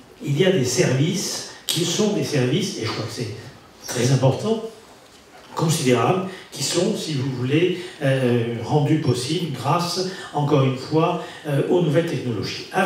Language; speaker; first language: French; native; French